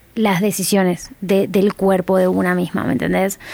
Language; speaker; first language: Spanish; native; Spanish